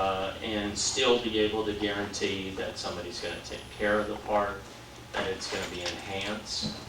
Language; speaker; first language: English; native; English